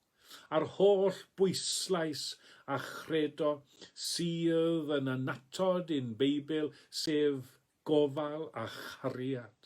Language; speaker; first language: Welsh; native; Welsh